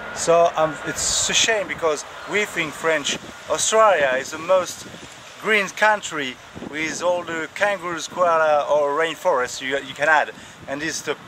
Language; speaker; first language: English; non-native, learner; French